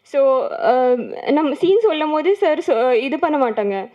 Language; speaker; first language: Tamil; non-native, learner; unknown